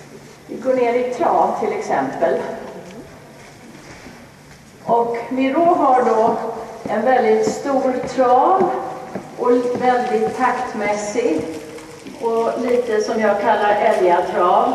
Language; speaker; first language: Swedish; native; Swedish